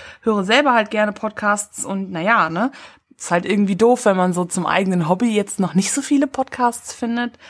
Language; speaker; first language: German; native; German